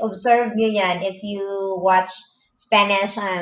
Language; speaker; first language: English; non-native, local second language; Filipino